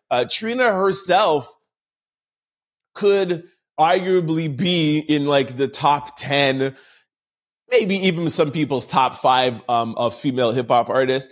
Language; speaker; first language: English; native; English